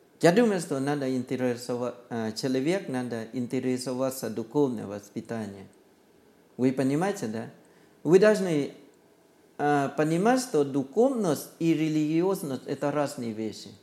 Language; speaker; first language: Russian; non-native, learner; Thai